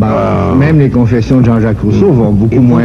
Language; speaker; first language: French; native; French